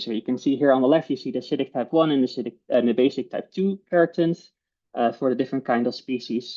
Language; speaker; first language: English; non-native, fluent; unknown